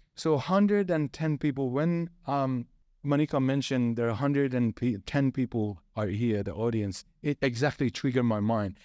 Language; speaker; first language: English; non-native, fluent; Persian